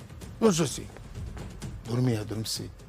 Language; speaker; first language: Portuguese; native; Portuguese